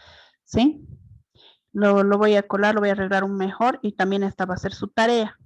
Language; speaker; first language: Spanish; native; Spanish